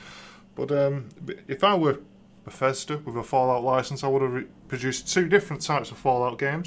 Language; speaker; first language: English; native; English